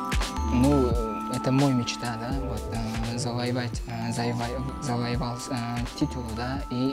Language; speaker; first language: Russian; non-native, local second language; Uzbek